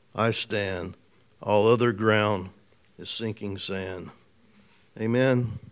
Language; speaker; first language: English; native; English